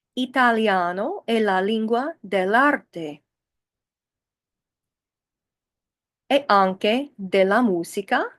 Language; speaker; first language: Italian; non-native, fluent; English